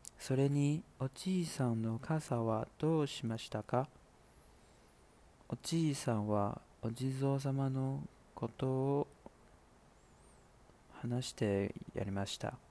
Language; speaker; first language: Japanese; non-native, learner; Chinese